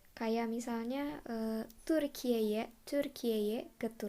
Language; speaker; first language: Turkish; non-native, fluent; Indonesian